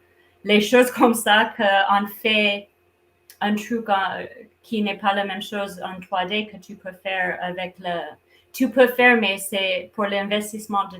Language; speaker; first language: French; non-native, fluent; English